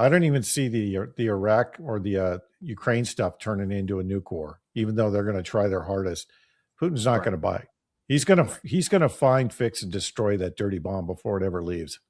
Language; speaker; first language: English; native; English